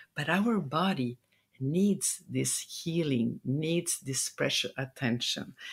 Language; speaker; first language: English; non-native, fluent; Italian